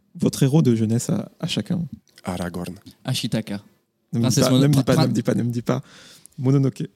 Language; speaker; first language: French; native; French